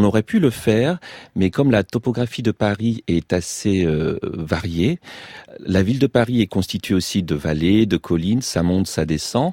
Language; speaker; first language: French; native; French